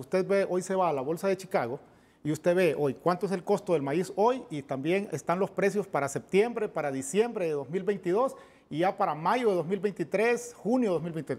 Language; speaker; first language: Spanish; native; Spanish